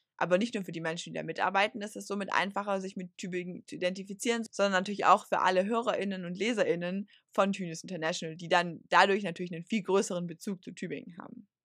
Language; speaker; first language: German; native; German